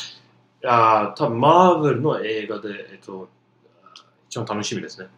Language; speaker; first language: Japanese; non-native, fluent; English